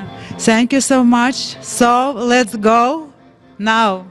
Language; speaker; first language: English; non-native, learner; Ukrainian